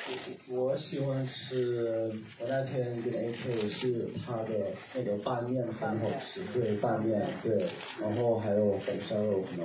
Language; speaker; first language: Chinese; non-native, learner; Thai